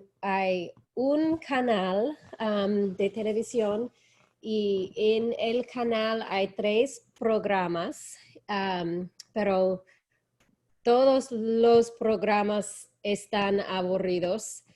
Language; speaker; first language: Spanish; non-native, learner; English